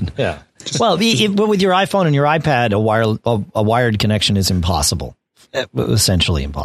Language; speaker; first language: English; native; English